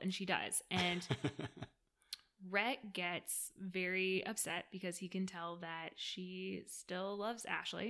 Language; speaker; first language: English; native; English